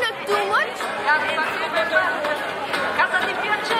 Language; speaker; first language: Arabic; native; Arabic